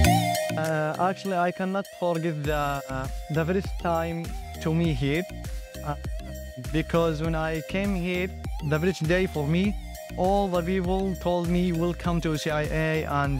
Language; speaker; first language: English; non-native, learner; Arabic